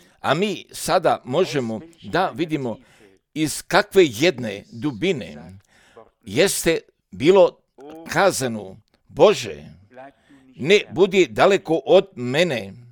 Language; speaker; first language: Croatian; early bilingual, heritage; Serbian